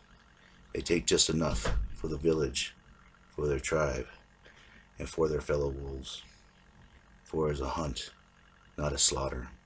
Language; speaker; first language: English; native; English